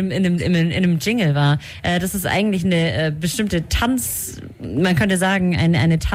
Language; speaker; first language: German; native; German